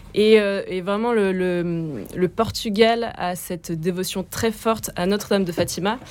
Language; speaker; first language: French; native; French